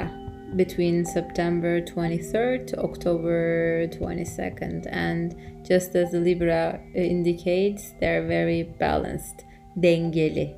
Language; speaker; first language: English; non-native, fluent; Turkish